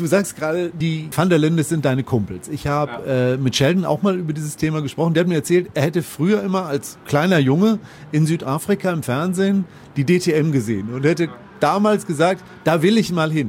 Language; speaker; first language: German; native; German